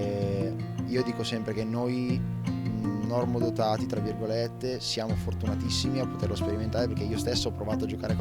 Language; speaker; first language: Italian; native; Italian